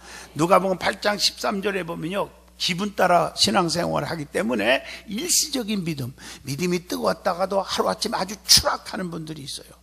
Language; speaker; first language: Korean; native; Korean